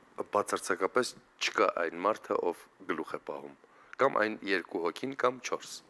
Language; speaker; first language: Armenian; native; Armenian